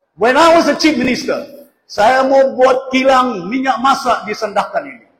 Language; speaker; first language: Malay; native; Malay